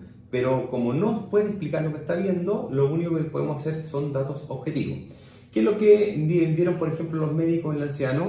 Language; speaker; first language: Spanish; native; Spanish